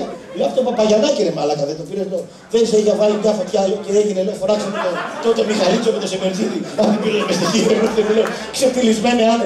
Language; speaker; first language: Greek; native; Greek